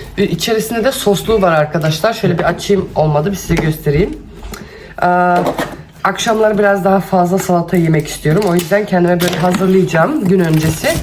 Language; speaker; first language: Turkish; early bilingual, heritage; Turkish